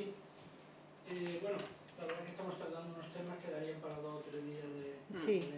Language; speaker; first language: Spanish; native; Spanish